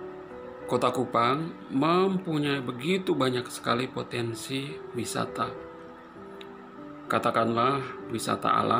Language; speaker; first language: Indonesian; non-native, fluent; Persian